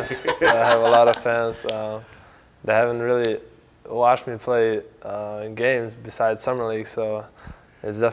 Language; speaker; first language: English; non-native, fluent; Slovenian